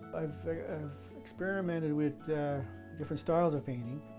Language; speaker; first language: English; native; English